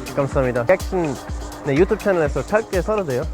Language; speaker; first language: Korean; non-native, learner; English